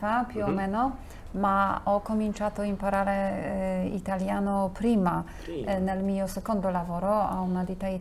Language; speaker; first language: Italian; non-native, learner; Polish